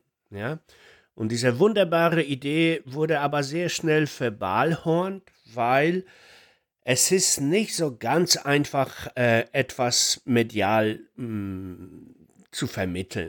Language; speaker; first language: German; non-native, fluent; Polish